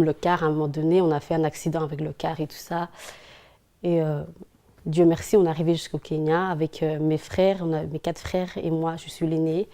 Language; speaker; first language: French; early bilingual, other home language; Somali